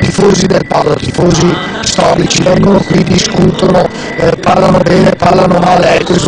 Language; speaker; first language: Italian; native; Italian